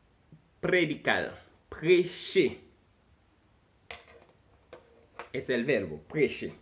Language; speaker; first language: Spanish; non-native, fluent; Haitian Creole